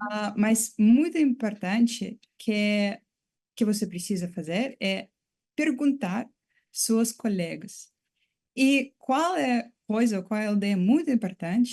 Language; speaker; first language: Portuguese; non-native, fluent; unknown